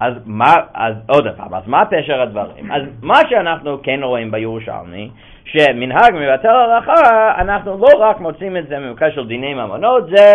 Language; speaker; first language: Hebrew; non-native, fluent; English